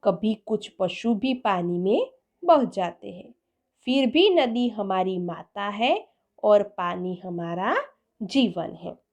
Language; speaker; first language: Hindi; non-native, local second language; Gujarati